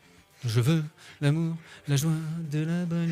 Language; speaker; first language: French; native; French